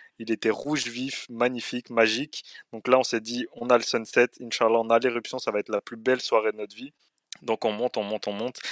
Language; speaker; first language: French; early bilingual, other home language; Arabic